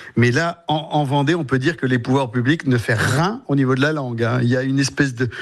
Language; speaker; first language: French; native; French